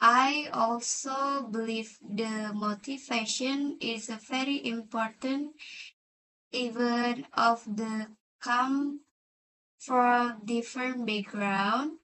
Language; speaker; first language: English; non-native, learner; Indonesian